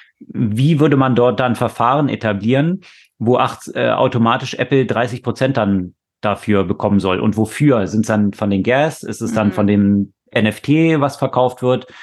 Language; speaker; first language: German; native; German